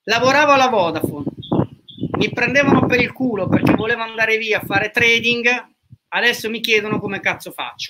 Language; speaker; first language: Italian; native; Italian